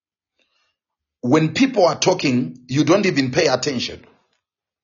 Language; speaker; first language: English; non-native, local second language; Shona